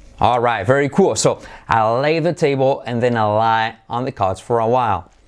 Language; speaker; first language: English; non-native, fluent; Spanish